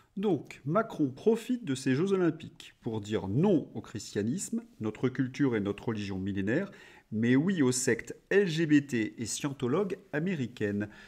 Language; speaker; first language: French; native; French